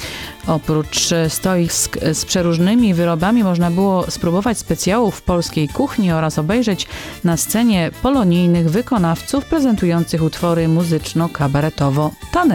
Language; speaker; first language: Polish; native; Polish